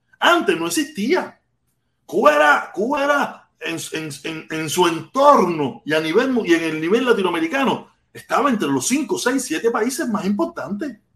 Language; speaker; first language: Spanish; native; Spanish